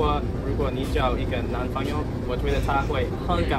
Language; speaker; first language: Chinese; non-native, learner; English